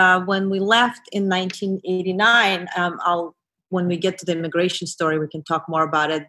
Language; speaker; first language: English; non-native, fluent; Azerbaijani